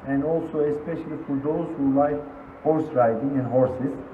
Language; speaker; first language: English; non-native, fluent; Turkish